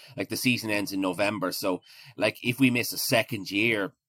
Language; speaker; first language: English; native; English